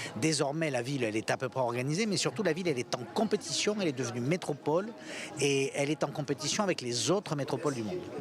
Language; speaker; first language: French; native; French